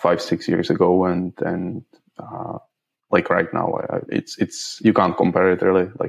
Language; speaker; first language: English; non-native, fluent; Czech